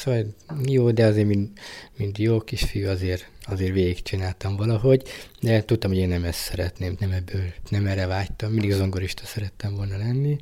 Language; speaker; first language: Hungarian; native; Hungarian